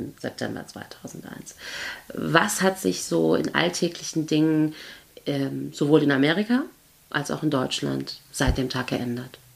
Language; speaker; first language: German; native; German